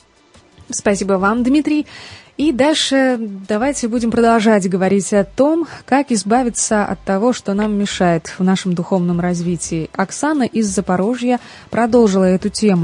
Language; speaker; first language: Russian; native; Russian